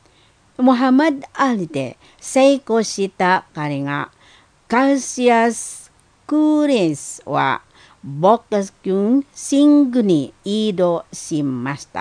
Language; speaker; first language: Japanese; non-native, learner; Indonesian